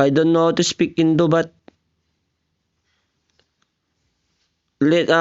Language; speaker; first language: English; non-native, local second language; Filipino